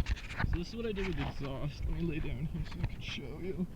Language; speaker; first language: English; native; English